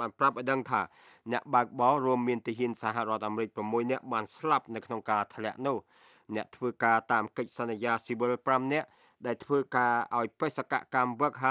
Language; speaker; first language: Khmer; native; Khmer